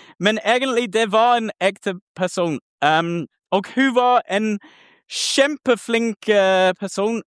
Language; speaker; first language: Norwegian; non-native, learner; English